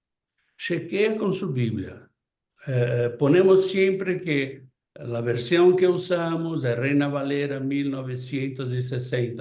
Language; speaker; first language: Spanish; non-native, fluent; Portuguese